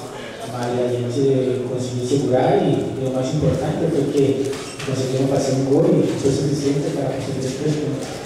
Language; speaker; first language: Portuguese; non-native, fluent; Spanish